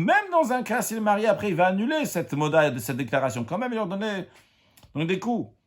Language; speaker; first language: French; native; French